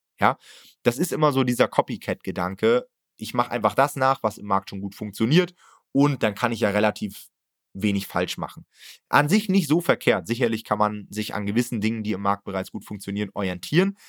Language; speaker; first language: German; native; German